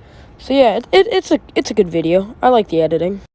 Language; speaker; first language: English; native; English